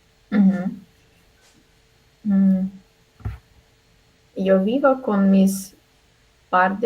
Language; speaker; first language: Spanish; non-native, learner; Russian